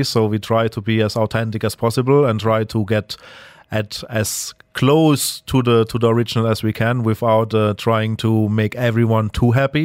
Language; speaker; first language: English; non-native, fluent; German